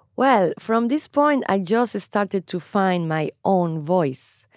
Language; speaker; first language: English; non-native, fluent; Spanish